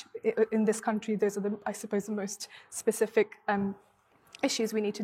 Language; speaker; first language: English; non-native, local second language; Hindi